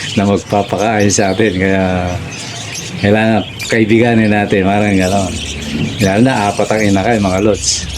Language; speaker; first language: Filipino; native; Filipino